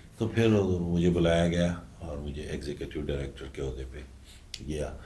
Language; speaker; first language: Urdu; native; Urdu